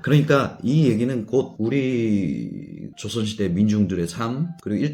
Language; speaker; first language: Korean; native; Korean